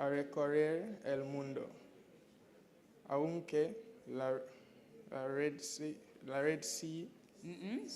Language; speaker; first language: Spanish; non-native, learner; English